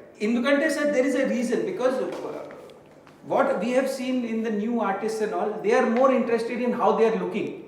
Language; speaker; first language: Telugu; non-native, local second language; Hindi